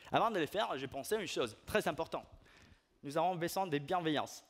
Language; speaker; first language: French; non-native, fluent; Spanish